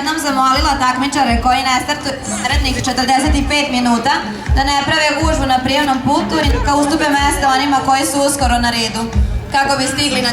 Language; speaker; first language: Serbian; native; Serbian